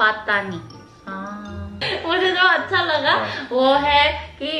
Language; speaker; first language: Hindi; non-native, learner; Korean